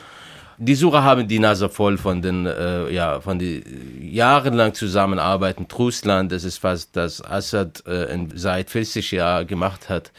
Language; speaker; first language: German; non-native, fluent; Arabic